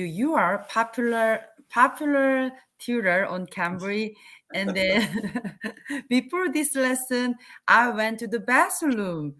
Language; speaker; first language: English; non-native, learner; Korean